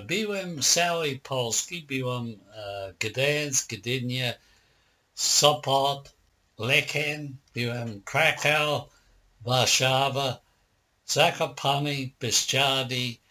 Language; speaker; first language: Polish; non-native, learner; English